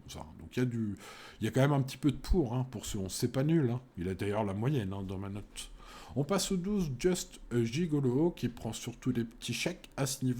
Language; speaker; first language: French; native; French